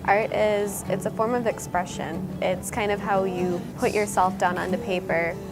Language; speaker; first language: English; native; English